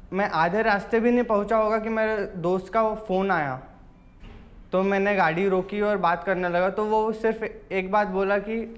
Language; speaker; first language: Hindi; native; Hindi